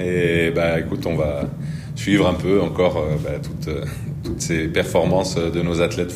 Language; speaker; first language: French; native; French